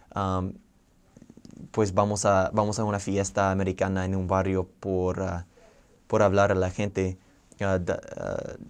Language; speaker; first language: Spanish; non-native, fluent; English